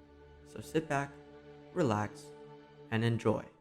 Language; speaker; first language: English; native; English